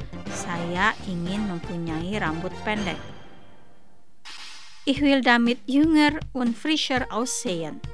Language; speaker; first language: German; non-native, fluent; Indonesian